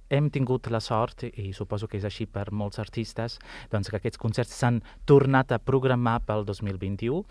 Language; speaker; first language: Catalan; non-native, fluent; Italian